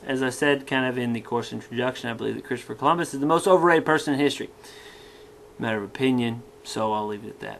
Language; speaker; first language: English; native; English